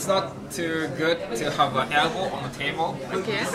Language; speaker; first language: English; non-native, fluent; Japanese